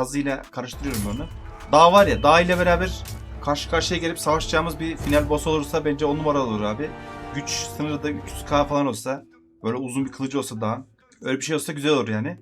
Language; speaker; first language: Turkish; native; Turkish